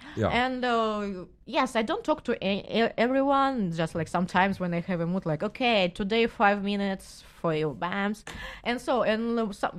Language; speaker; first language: English; non-native, learner; Russian